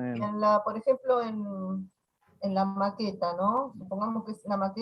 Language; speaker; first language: Spanish; native; Spanish